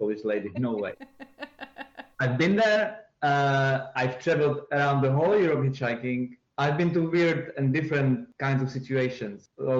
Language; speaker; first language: English; non-native, fluent; Czech